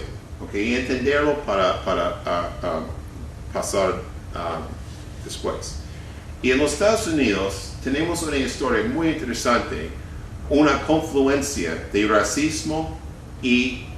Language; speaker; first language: Spanish; non-native, fluent; English